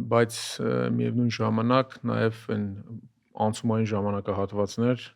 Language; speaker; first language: Armenian; native; Armenian